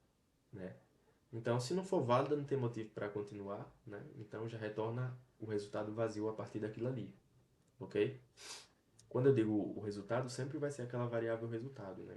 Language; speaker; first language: Portuguese; native; Portuguese